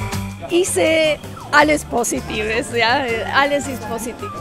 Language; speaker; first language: German; non-native, fluent; Spanish